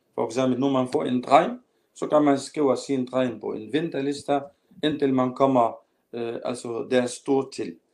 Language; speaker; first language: Danish; non-native, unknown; Arabic